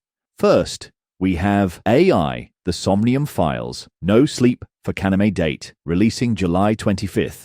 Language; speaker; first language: English; native; English